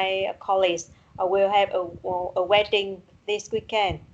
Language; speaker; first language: English; non-native, learner; Vietnamese